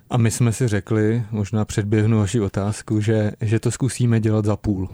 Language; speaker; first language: Czech; native; Czech